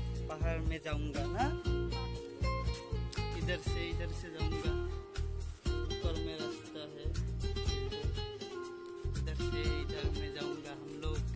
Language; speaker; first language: Hindi; non-native, local second language; Assamese